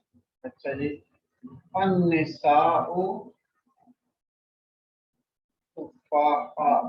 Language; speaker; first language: Arabic; non-native, learner; Urdu